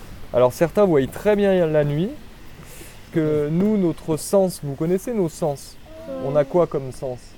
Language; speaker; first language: French; native; French